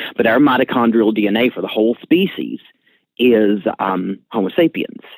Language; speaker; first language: English; native; English